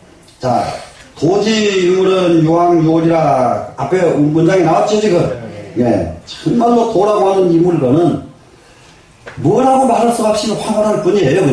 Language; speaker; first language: Korean; native; Korean